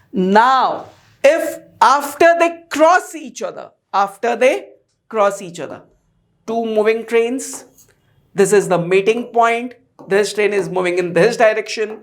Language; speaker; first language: English; non-native, local second language; Hindi